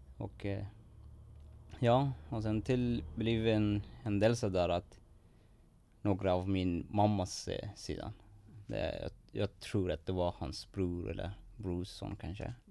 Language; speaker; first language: Swedish; non-native, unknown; Persian